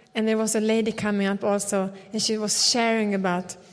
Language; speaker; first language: English; non-native, fluent; Swedish